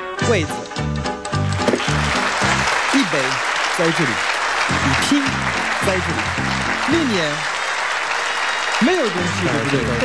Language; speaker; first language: Chinese; non-native, fluent; French